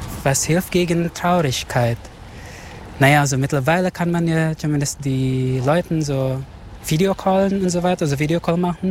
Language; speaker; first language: German; non-native, fluent; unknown